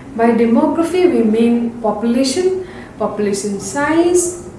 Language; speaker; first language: English; non-native, local second language; Assamese